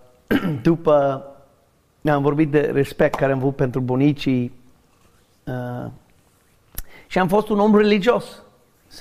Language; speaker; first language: Romanian; non-native, learner; English